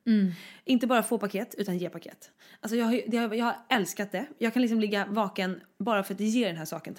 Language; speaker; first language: Swedish; native; Swedish